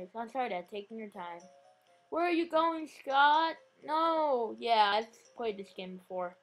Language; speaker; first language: English; native; English